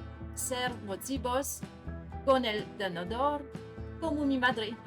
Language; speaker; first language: Spanish; non-native, learner; French